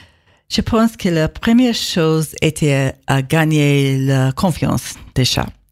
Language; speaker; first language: French; non-native, learner; English